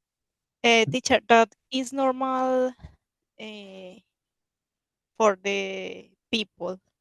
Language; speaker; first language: English; non-native, learner; Spanish